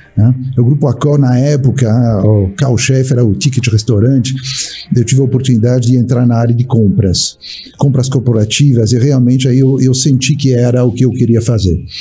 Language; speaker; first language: Portuguese; non-native, fluent; French